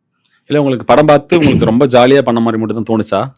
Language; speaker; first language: Tamil; native; Tamil